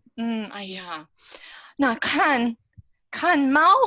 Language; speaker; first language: Chinese; non-native, fluent; English